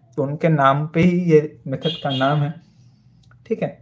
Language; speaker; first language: Hindi; non-native, local second language; Bangla